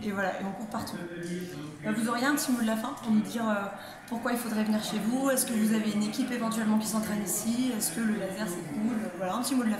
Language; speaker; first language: French; native; French